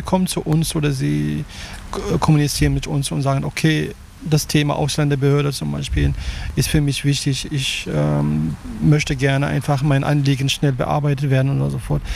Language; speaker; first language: German; non-native, fluent; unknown